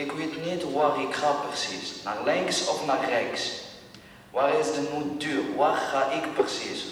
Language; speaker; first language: Dutch; non-native, learner; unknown